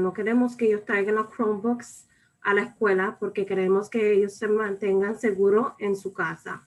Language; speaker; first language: Spanish; early bilingual, other home language; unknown